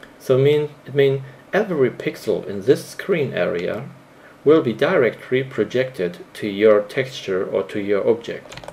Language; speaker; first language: English; non-native, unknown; German